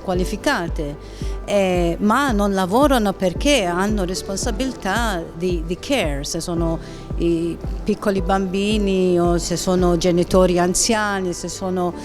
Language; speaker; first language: Italian; non-native, fluent; Maltese